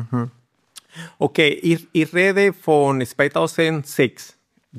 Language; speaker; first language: German; non-native, learner; Spanish